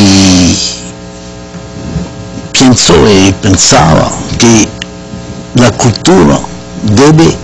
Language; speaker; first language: Spanish; non-native, fluent; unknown